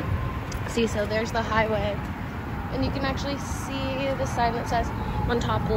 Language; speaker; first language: English; native; English